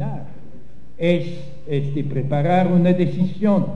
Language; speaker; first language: Spanish; non-native, fluent; French